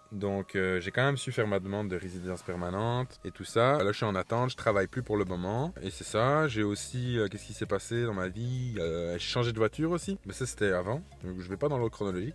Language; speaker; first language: French; native; French